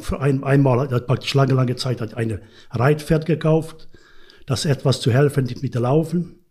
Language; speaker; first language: German; non-native, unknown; Hungarian